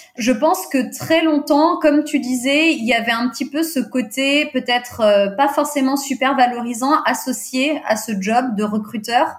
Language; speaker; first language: French; early bilingual, other home language; Portuguese